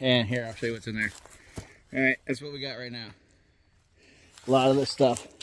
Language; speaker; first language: English; native; English